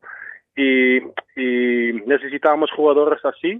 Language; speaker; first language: Spanish; non-native, fluent; Dutch